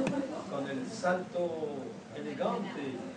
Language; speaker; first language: Spanish; non-native, fluent; French